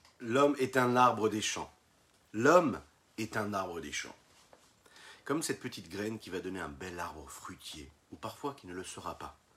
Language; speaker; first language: French; native; French